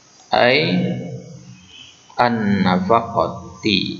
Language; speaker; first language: Arabic; non-native, fluent; Indonesian